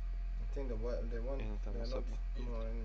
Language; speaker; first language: English; non-native, learner; Romanian